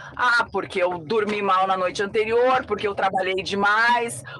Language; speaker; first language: Portuguese; native; Portuguese